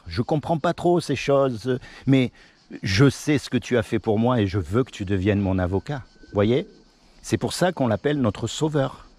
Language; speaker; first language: French; native; French